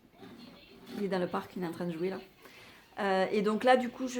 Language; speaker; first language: French; native; French